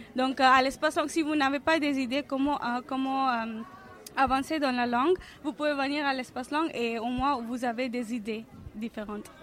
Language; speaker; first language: French; non-native, fluent; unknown